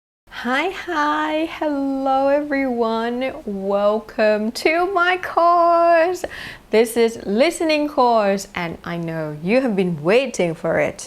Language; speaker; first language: English; non-native, fluent; Thai